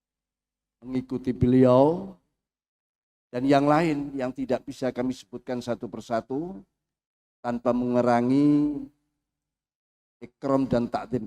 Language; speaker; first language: Indonesian; native; Indonesian